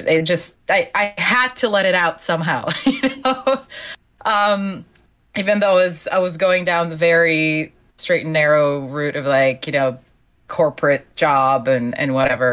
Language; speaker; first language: English; non-native, fluent; Slovenian